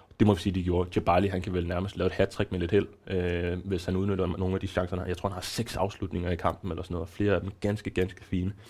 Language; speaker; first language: Danish; native; Danish